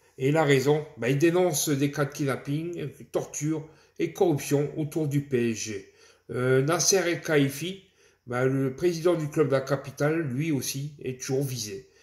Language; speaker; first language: French; native; French